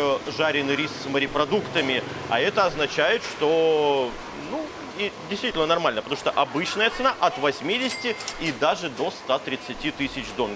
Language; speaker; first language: Russian; native; Russian